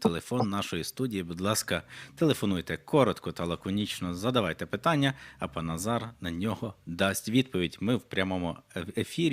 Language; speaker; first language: Ukrainian; native; Ukrainian